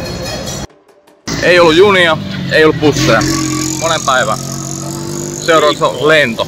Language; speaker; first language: Finnish; native; Finnish